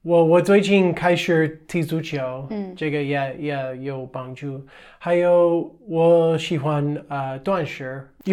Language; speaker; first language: Chinese; non-native, fluent; English